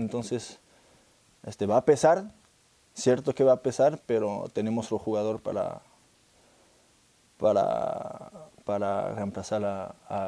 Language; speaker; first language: Spanish; non-native, fluent; French